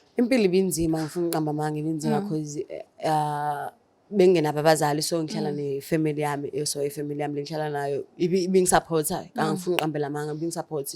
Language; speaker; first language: Zulu; non-native, local second language; Xhosa